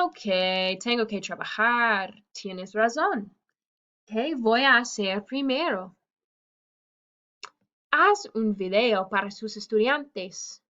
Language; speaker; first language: Spanish; non-native, fluent; English